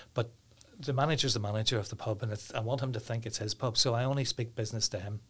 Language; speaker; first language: English; native; English